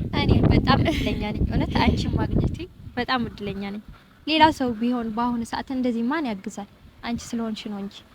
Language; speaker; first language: Amharic; non-native, local second language; Tigrinya